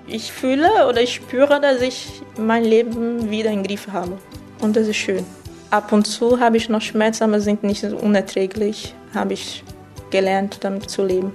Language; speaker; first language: German; non-native, fluent; Portuguese